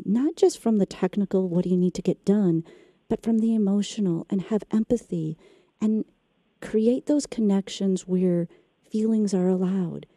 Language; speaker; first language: English; native; English